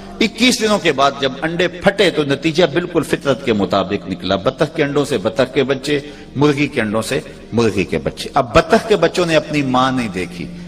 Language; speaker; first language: Urdu; non-native, local second language; Punjabi